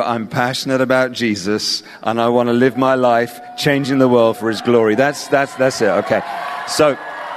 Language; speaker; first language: English; native; English